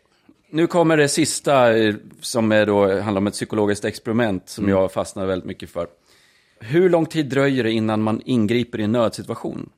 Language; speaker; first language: Swedish; native; Swedish